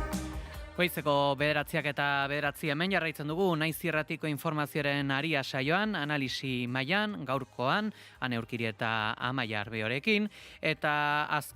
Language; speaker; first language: Basque; native; Basque